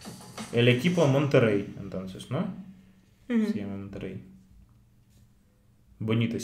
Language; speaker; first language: Spanish; non-native, learner; Russian